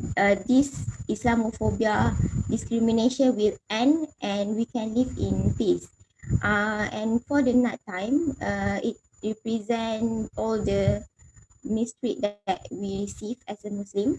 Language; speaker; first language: English; non-native, local second language; Malay